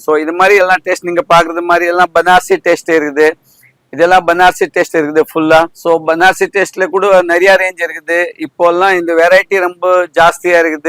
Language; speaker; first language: Tamil; non-native, fluent; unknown